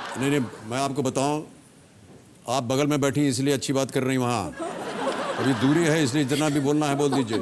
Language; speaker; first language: Hindi; native; Hindi